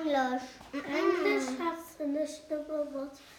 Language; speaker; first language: German; non-native, local second language; Arabic